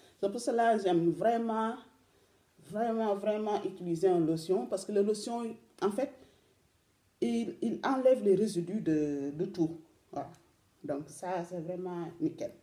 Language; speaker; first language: French; non-native, local second language; Wolof